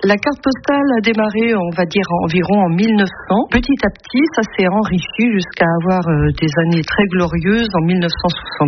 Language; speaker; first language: French; native; French